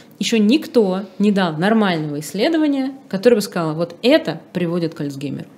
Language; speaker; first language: Russian; native; Russian